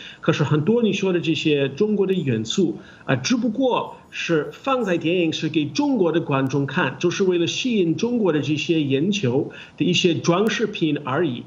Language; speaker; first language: Chinese; non-native, fluent; English